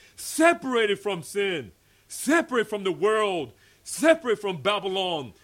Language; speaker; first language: English; early bilingual, other home language; Korean